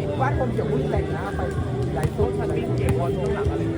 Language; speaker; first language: Thai; native; Thai